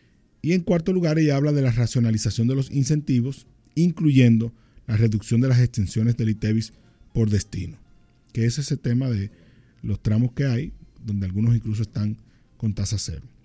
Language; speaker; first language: Spanish; native; Spanish